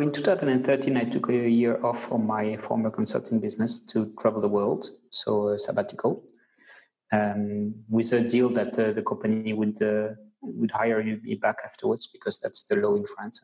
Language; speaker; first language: English; non-native, fluent; French